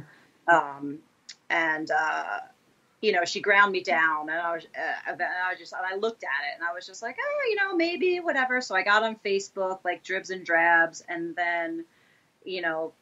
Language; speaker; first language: English; native; English